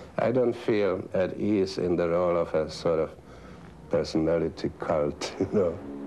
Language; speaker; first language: English; non-native, fluent; Czech